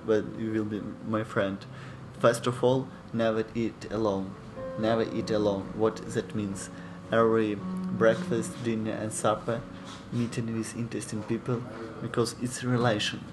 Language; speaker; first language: English; non-native, learner; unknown